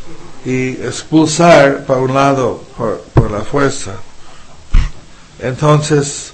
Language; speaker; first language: Spanish; non-native, fluent; English